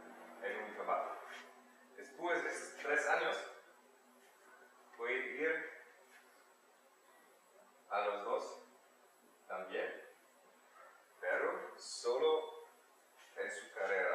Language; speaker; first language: Spanish; non-native, learner; German